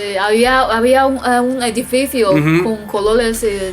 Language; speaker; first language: Spanish; non-native, fluent; Chinese